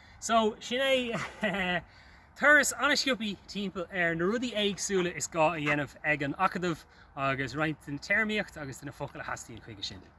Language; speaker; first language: Irish; non-native, local second language; English